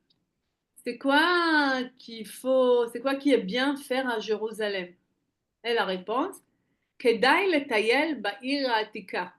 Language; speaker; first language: French; non-native, fluent; Hebrew